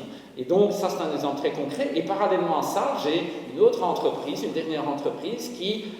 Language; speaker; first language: French; native; French